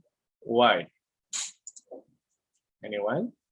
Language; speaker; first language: English; non-native, fluent; Indonesian